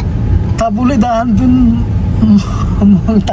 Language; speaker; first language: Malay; non-native, learner; Tedim Chin